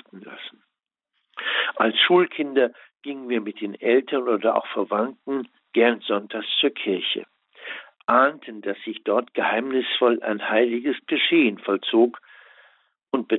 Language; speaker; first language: German; native; German